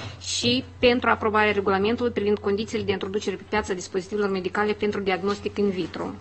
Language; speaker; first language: Romanian; native; Romanian